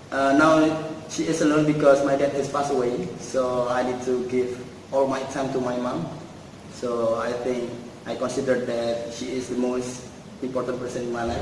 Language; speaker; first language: English; non-native, learner; Indonesian